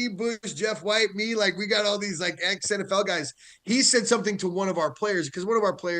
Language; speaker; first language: English; native; English